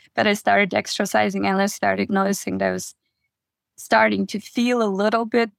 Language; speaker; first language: English; non-native, fluent; Russian